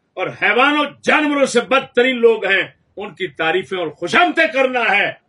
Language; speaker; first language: Urdu; non-native, local second language; Punjabi